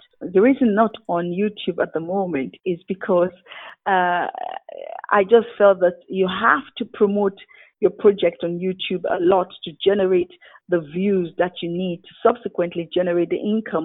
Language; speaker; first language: English; non-native, local second language; Yoruba